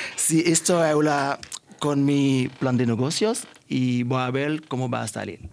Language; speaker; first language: Spanish; non-native, learner; Haitian Creole